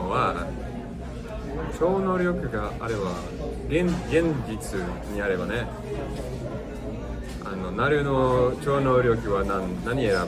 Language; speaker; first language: Japanese; non-native, learner; English